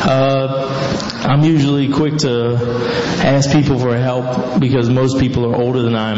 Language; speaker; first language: English; native; English